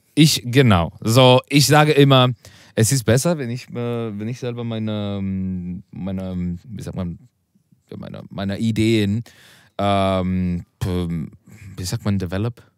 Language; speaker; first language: German; non-native, learner; Spanish